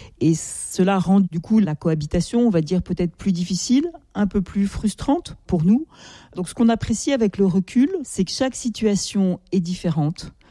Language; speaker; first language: French; native; French